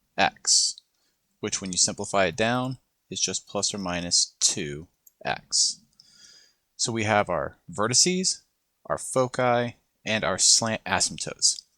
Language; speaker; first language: English; native; English